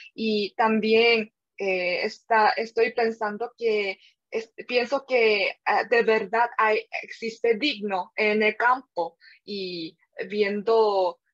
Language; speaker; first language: Spanish; non-native, fluent; Korean